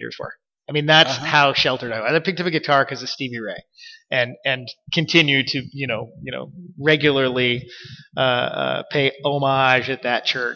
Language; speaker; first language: English; native; English